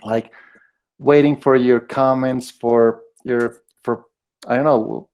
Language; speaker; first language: English; non-native, fluent; Spanish